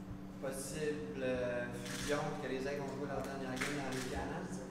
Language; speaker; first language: French; native; French